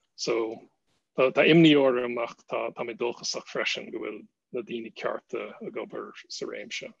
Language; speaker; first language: Irish; non-native, fluent; English